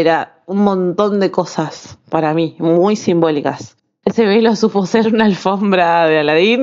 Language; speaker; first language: Spanish; native; Spanish